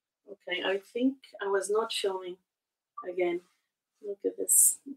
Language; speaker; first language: English; non-native, fluent; Portuguese